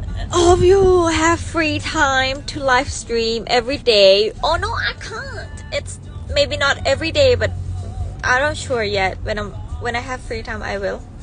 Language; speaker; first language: English; non-native, fluent; Thai